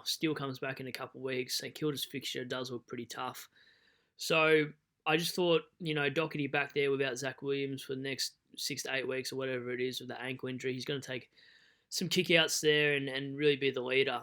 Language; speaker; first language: English; native; English